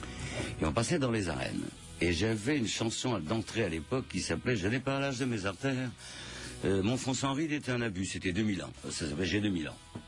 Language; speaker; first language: French; native; French